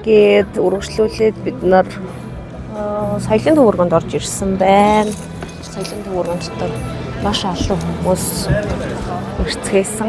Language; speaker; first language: Mongolian; native; Mongolian